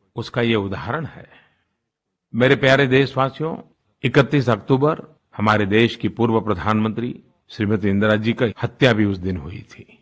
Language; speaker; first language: Hindi; non-native, local second language; Gujarati